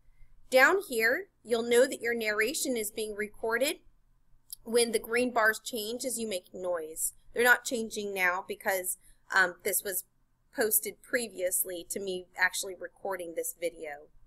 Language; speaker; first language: English; native; English